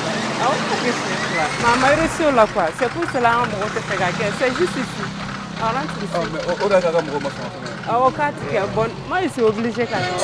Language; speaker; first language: French; non-native, local second language; Bambara